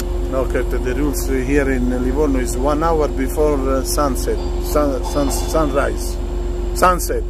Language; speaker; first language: English; non-native, fluent; Italian